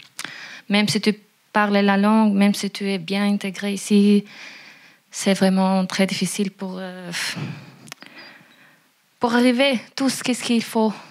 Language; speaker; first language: French; non-native, fluent; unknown